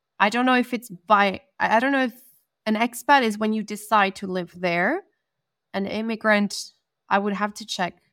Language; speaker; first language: English; non-native, fluent; Spanish